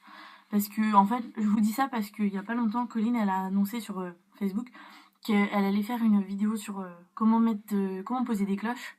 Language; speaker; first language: French; native; French